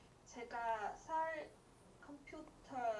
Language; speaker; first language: Korean; non-native, learner; English